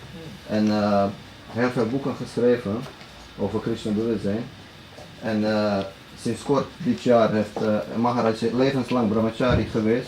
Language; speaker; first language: Dutch; non-native, fluent; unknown